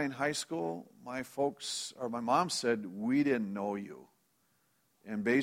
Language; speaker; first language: English; native; English